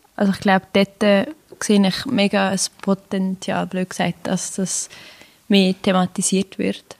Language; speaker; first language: German; native; German